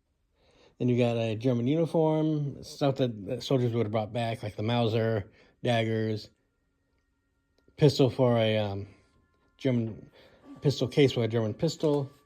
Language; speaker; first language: English; native; English